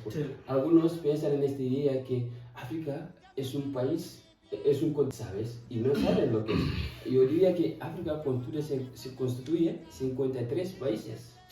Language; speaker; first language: Spanish; non-native, fluent; Fula